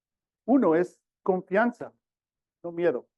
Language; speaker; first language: Spanish; early bilingual, heritage; Spanish